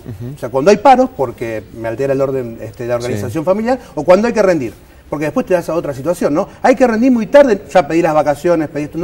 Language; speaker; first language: Spanish; native; Spanish